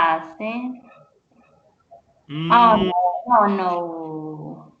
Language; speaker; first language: English; non-native, fluent; Spanish